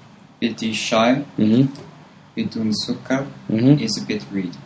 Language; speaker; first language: Arabic; non-native, learner; English